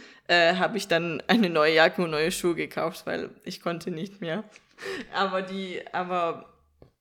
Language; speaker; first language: German; non-native, fluent; Danish